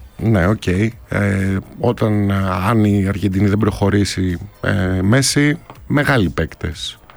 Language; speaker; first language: Greek; native; Greek